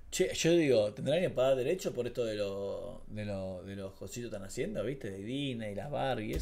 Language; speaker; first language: Spanish; native; Spanish